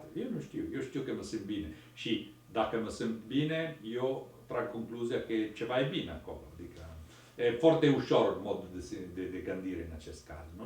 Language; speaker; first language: Romanian; non-native, learner; Italian